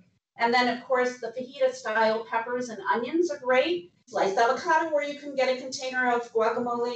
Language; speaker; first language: English; native; English